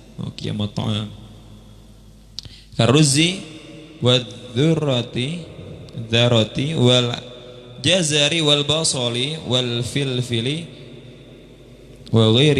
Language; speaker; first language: Arabic; non-native, fluent; Indonesian